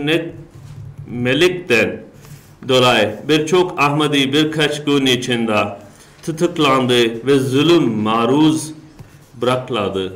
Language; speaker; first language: Turkish; non-native, learner; Urdu